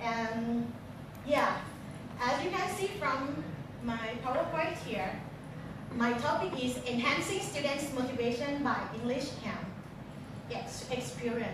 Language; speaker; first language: English; non-native, fluent; Thai